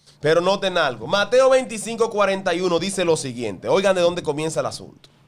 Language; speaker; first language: Spanish; native; Spanish